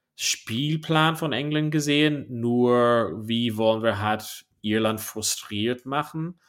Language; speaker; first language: German; non-native, fluent; English